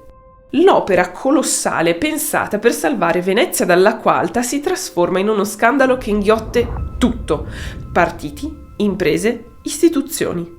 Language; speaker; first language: Italian; native; Italian